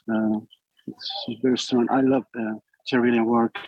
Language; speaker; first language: English; non-native, learner; Spanish